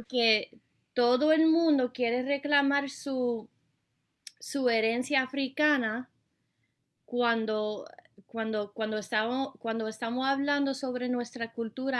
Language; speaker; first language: Spanish; early bilingual, heritage; Spanish